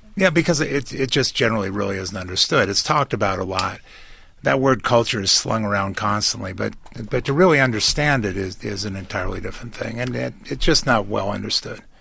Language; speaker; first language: English; native; English